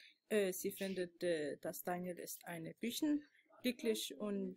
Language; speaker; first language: German; non-native, learner; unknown